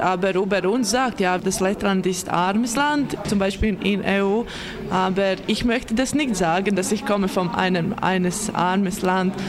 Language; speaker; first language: German; non-native, learner; Latvian